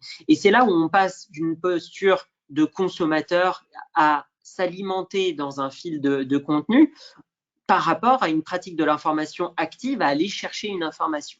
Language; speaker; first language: French; native; French